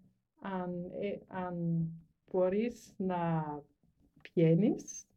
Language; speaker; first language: Greek; non-native, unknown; German